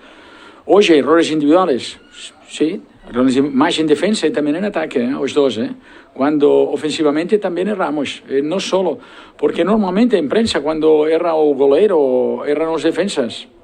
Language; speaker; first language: Portuguese; non-native, learner; Spanish